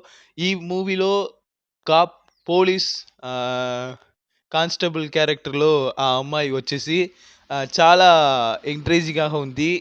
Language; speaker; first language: Telugu; non-native, learner; Tamil